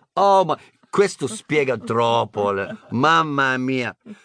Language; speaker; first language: Italian; non-native, fluent; English